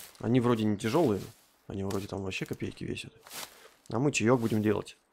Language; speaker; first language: Russian; native; Russian